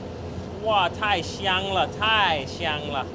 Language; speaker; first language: Chinese; non-native, fluent; English